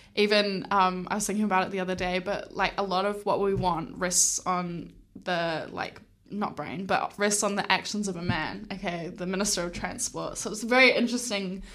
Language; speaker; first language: English; native; English